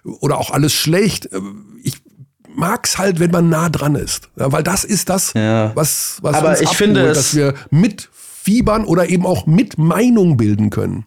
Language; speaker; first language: German; native; German